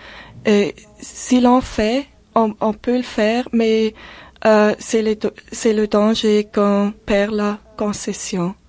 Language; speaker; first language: French; non-native, local second language; German